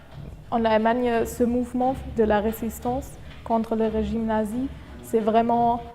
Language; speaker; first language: French; non-native, fluent; German